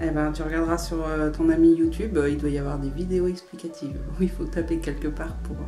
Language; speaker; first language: French; native; French